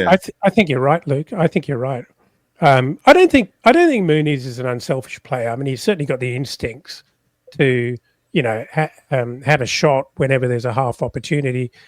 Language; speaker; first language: English; native; English